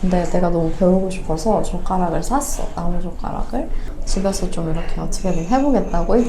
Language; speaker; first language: Korean; non-native, fluent; Persian